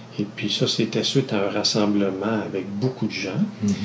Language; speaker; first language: French; native; French